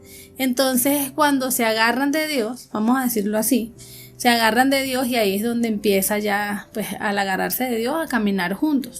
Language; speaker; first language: Spanish; native; Spanish